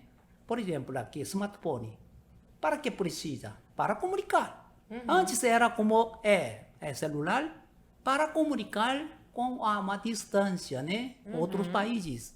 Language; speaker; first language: Portuguese; non-native, learner; Korean